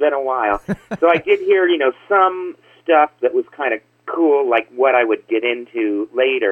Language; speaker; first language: English; native; English